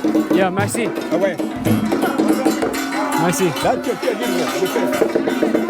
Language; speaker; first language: French; non-native, learner; Turkish